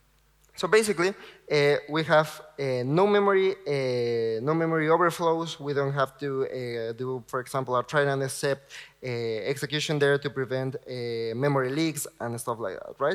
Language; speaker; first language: English; non-native, fluent; Spanish